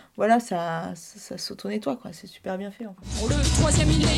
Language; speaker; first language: French; native; French